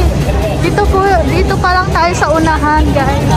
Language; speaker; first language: Filipino; native; Filipino